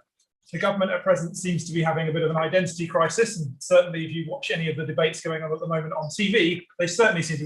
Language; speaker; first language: English; native; English